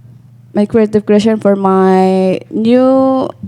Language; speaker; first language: English; non-native, learner; Indonesian